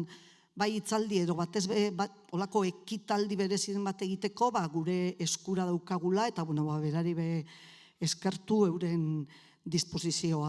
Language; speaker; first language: Basque; native; Basque